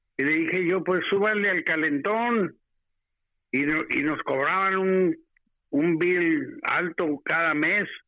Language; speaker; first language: Spanish; native; Spanish